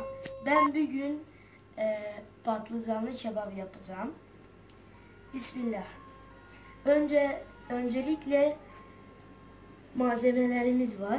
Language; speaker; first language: Turkish; non-native, learner; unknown